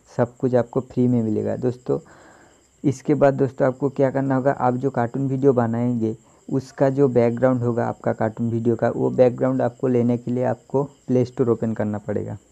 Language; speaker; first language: Hindi; non-native, local second language; Bangla